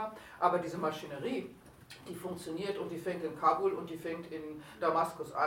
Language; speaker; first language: German; native; German